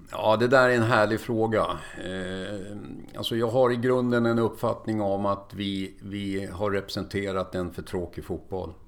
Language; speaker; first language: Swedish; native; Swedish